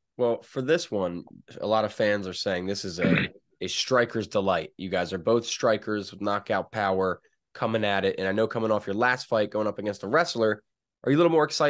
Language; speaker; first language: English; native; English